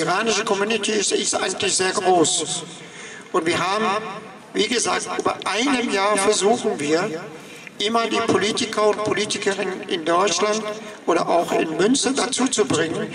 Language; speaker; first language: German; non-native, fluent; Persian